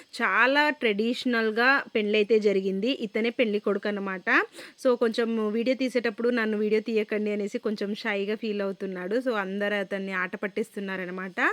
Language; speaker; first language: Telugu; non-native, local second language; Kannada